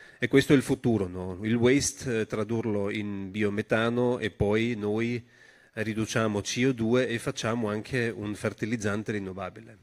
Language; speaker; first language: Italian; non-native, local second language; German